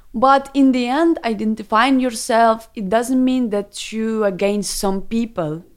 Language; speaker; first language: English; non-native, fluent; Ukrainian